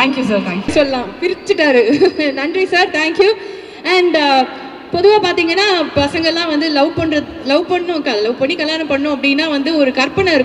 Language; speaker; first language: Tamil; native; Tamil